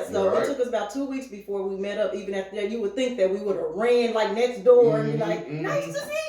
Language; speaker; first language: English; native; English